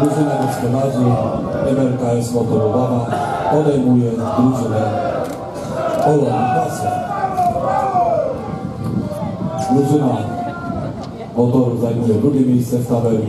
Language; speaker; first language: Polish; native; Polish